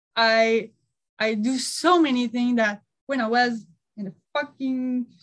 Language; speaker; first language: English; native; English